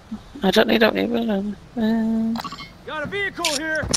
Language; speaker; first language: English; native; English